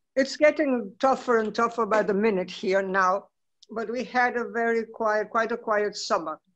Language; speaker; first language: English; non-native, fluent; Spanish